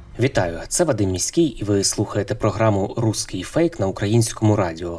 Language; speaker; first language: Ukrainian; native; Ukrainian